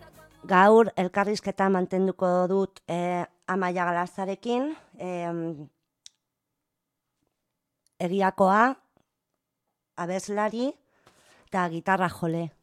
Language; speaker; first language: Basque; non-native, local second language; Spanish